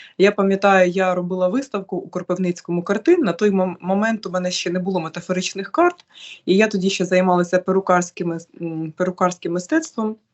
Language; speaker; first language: Ukrainian; native; Ukrainian